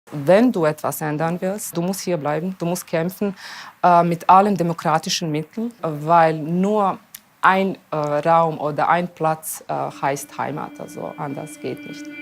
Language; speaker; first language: German; early bilingual, other home language; Bosnian